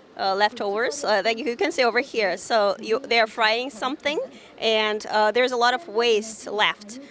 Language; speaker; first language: English; non-native, fluent; Korean